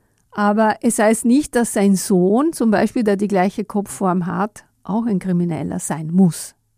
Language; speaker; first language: German; non-native, fluent; Italian